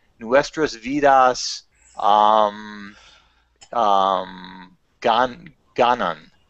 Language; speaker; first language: Spanish; non-native, learner; English